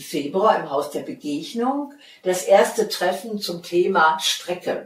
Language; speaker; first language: German; native; German